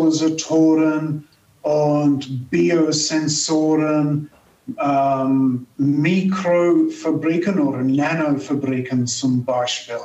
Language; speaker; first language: German; non-native, fluent; English